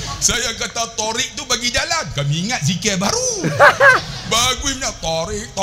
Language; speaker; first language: Malay; native; Malay